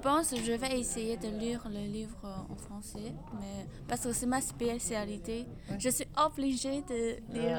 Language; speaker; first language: French; non-native, learner; Chinese